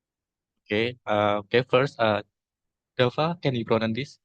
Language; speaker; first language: English; non-native, learner; Indonesian